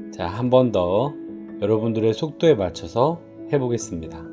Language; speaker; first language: Korean; native; Korean